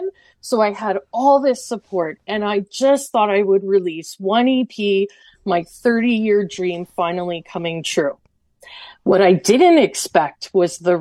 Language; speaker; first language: English; native; English